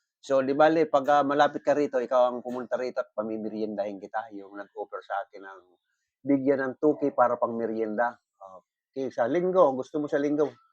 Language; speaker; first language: Filipino; non-native, local second language; Bikol